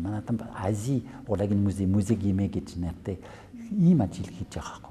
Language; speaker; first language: Mongolian; non-native, fluent; French